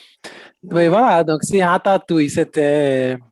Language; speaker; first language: French; non-native, fluent; Portuguese